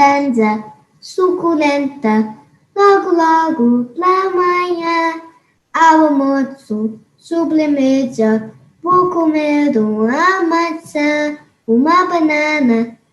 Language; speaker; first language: Portuguese; early bilingual, heritage; English